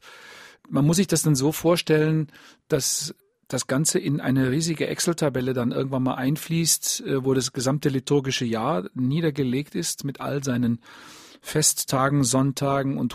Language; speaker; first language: German; native; German